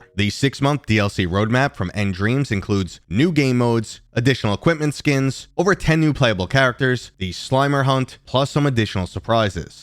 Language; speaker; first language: English; native; English